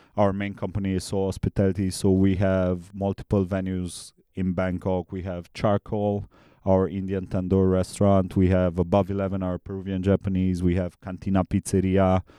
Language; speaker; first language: English; non-native, fluent; Romanian